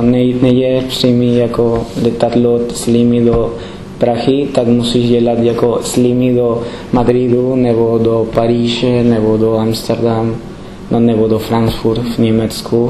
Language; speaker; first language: Czech; non-native, learner; Spanish